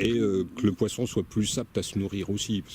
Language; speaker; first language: French; native; French